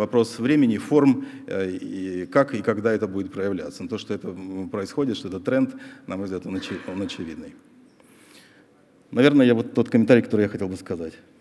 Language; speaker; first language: Russian; native; Russian